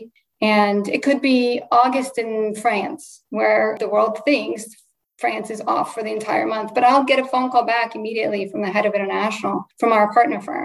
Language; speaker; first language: English; non-native, fluent; Polish